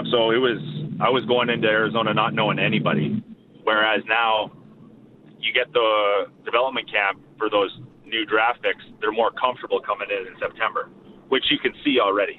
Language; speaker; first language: English; native; English